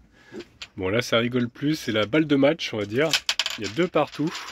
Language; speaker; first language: French; native; French